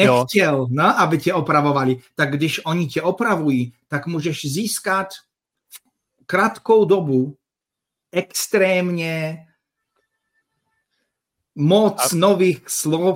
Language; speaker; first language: Czech; non-native, fluent; Polish